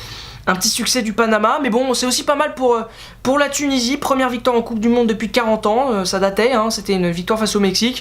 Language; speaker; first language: French; native; French